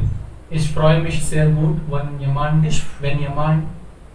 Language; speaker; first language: German; non-native, learner; Hindi